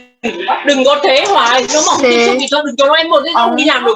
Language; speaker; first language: Vietnamese; native; Vietnamese